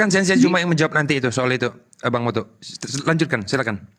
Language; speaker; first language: Indonesian; native; Indonesian